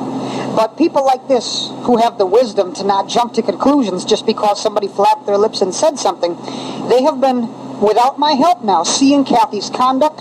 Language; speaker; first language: English; native; English